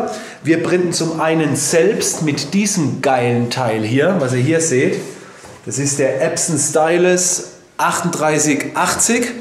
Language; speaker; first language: German; native; German